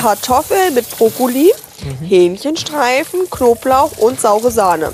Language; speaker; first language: German; native; German